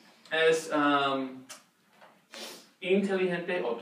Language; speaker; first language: Spanish; non-native, fluent; English